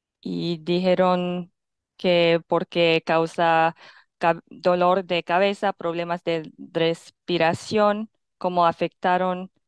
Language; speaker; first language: Spanish; non-native, fluent; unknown